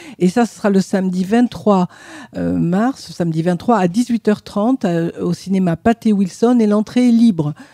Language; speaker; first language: French; native; French